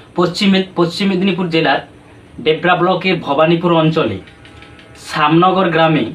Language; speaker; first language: Bangla; non-native, local second language; Santali